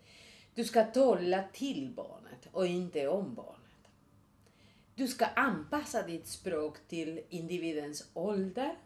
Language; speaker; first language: Swedish; non-native, fluent; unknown